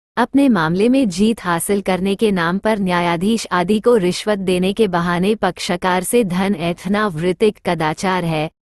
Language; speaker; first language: Hindi; native; Hindi